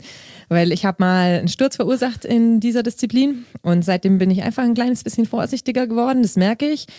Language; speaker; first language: German; native; German